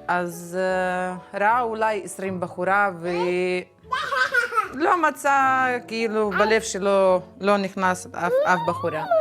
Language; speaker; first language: Hebrew; non-native, fluent; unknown